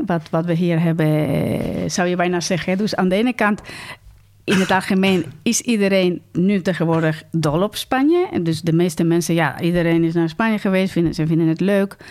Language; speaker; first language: Dutch; non-native, fluent; Spanish